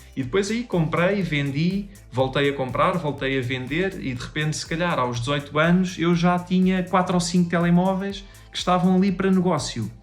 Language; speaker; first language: Portuguese; native; Portuguese